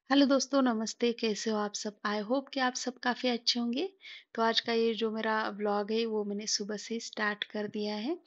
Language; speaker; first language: Hindi; non-native, local second language; Marathi